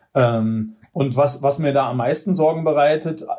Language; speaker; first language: German; native; German